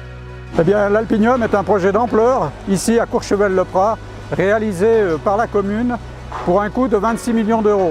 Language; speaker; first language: French; native; French